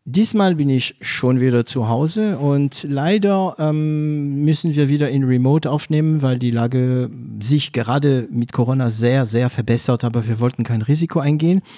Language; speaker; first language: German; non-native, fluent; French